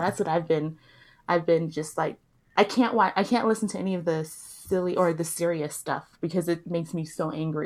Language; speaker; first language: English; early bilingual, other home language; Yoruba